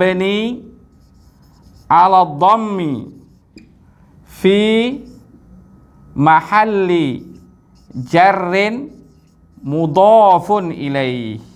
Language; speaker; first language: Arabic; non-native, fluent; Malay